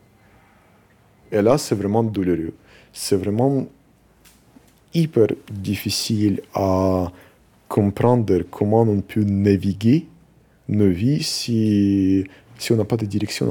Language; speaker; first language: French; non-native, fluent; Russian